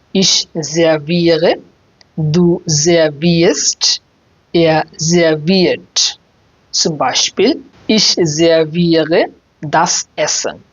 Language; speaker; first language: German; non-native, fluent; Bangla